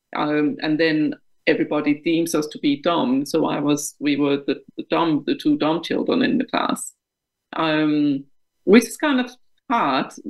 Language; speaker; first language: English; non-native, fluent; Danish